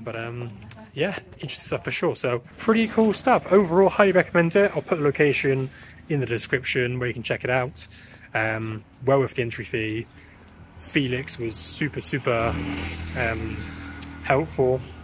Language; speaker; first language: English; native; English